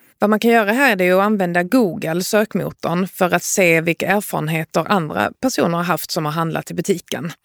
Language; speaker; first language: Swedish; native; Swedish